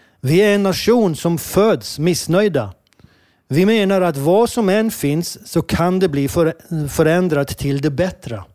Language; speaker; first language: Swedish; non-native, fluent; Hebrew